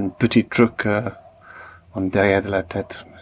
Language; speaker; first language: French; non-native, learner; English